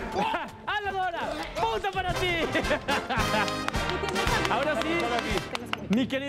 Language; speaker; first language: Spanish; native; Spanish